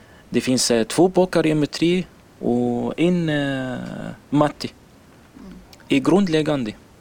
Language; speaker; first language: Swedish; non-native, learner; Arabic